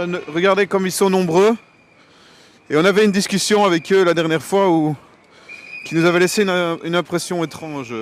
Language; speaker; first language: French; native; French